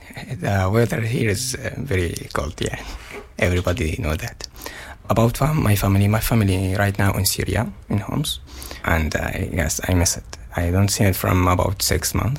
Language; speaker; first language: English; non-native, learner; Arabic